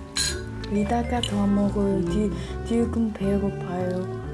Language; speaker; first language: Korean; non-native, learner; Vietnamese